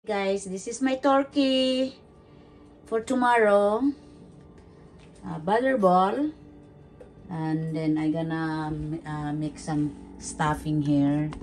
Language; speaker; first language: English; non-native, learner; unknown